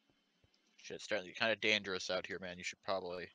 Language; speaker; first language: English; native; English